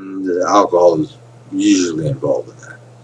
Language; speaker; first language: English; native; English